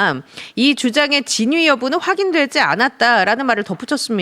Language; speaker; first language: Korean; native; Korean